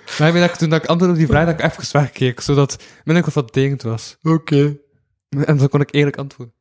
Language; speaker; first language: Dutch; native; Dutch